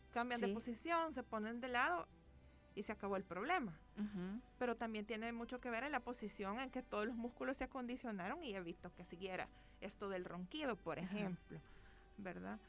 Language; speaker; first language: Spanish; native; Spanish